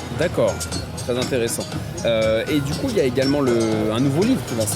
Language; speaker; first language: French; native; French